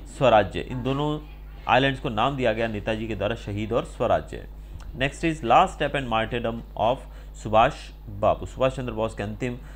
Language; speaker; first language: Hindi; non-native, local second language; Gujarati